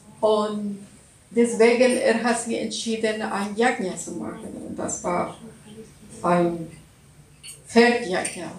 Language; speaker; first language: German; non-native, learner; Russian